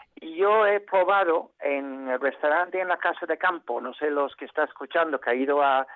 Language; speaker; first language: Spanish; non-native, fluent; English